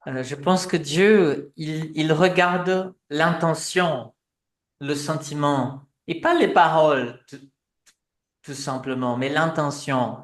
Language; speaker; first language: French; non-native, fluent; Portuguese